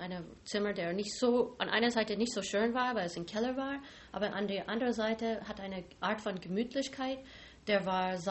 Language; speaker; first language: German; non-native, fluent; English